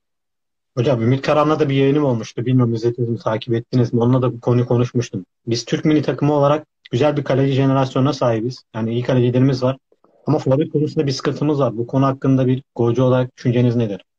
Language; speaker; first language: Turkish; native; Turkish